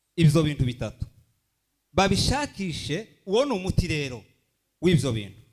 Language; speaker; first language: Kinyarwanda; early bilingual, heritage; Kinyarwanda